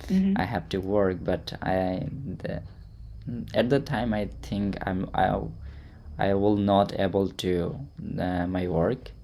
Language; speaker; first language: English; non-native, learner; Hindi